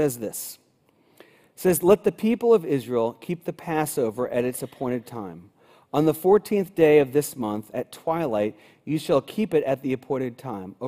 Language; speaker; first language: English; native; English